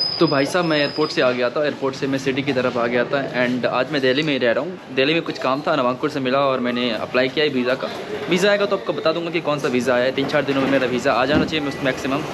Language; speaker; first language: Hindi; native; Hindi